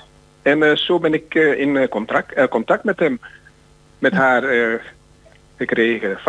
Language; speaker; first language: Dutch; non-native, fluent; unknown